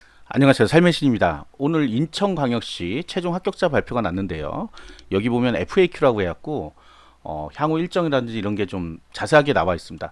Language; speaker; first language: Korean; native; Korean